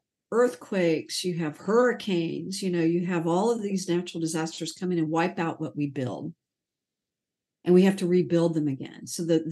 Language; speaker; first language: English; native; English